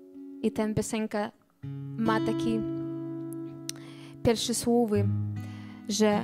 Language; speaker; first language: Polish; non-native, learner; Belarusian